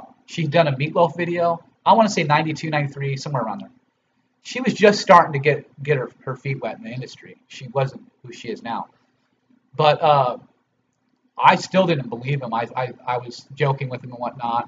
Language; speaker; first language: English; native; English